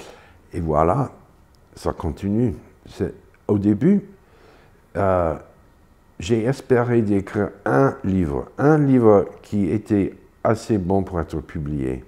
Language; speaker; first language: French; non-native, fluent; English